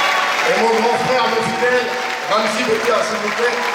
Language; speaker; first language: French; native; French